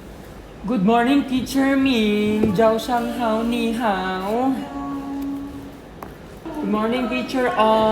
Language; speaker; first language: English; non-native, fluent; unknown